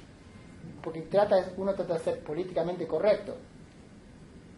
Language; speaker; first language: Spanish; native; Spanish